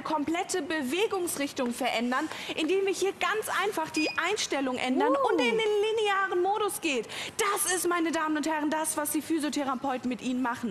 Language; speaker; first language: German; native; German